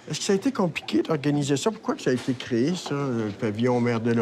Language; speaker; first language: French; native; French